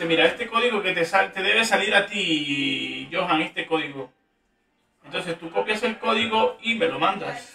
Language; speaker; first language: Spanish; native; Spanish